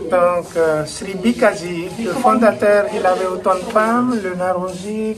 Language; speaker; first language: French; non-native, fluent; Hindi